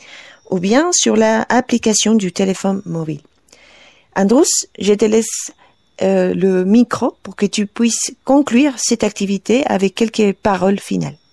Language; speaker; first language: French; non-native, fluent; Spanish